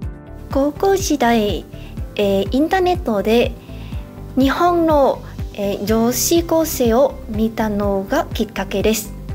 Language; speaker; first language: Japanese; non-native, fluent; Vietnamese